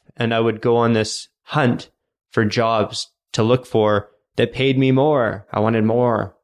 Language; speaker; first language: English; native; English